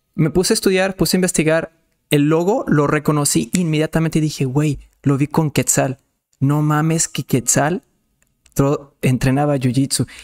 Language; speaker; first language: Spanish; non-native, fluent; Serbian